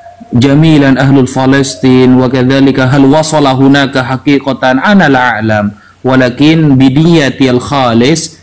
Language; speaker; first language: Arabic; non-native, learner; Indonesian